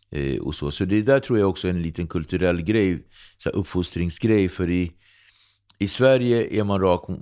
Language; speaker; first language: Swedish; early bilingual, other home language; Kabuverdianu